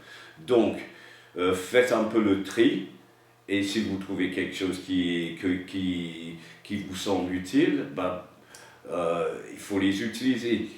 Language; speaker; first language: French; non-native, fluent; English